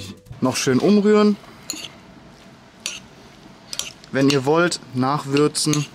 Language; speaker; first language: German; native; German